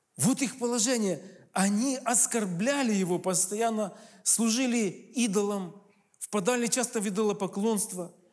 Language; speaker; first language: Russian; native; Russian